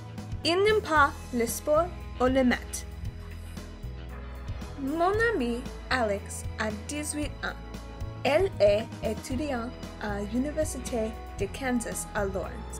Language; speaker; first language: French; non-native, learner; English